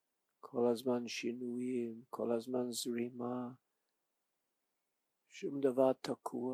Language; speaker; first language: Hebrew; non-native, fluent; English